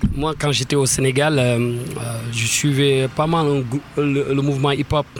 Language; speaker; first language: French; non-native, local second language; Wolof